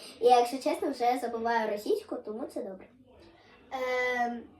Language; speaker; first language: Ukrainian; non-native, local second language; Russian